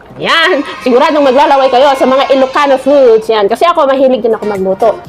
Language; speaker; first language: Filipino; non-native, local second language; Iloko